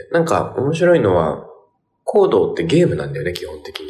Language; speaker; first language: Japanese; native; Japanese